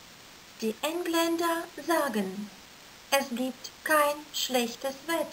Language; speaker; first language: German; non-native, fluent; Russian